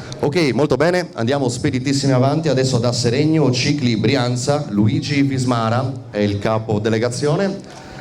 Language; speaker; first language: Italian; native; Italian